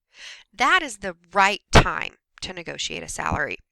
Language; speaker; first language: English; native; English